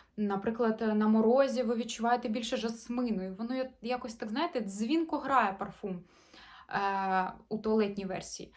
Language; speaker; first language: Ukrainian; non-native, local second language; Russian